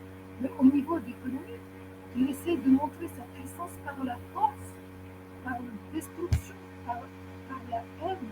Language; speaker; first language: French; non-native, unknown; Ukrainian